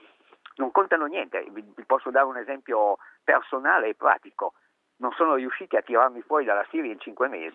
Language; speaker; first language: Italian; native; Italian